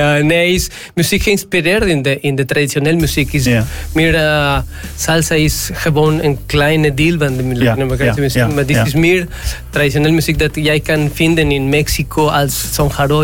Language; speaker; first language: Dutch; non-native, learner; Spanish